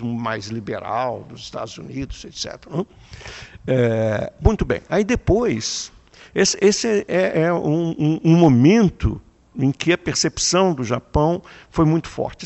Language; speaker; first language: Portuguese; native; Portuguese